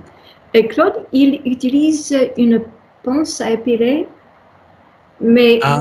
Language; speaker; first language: French; non-native, learner; English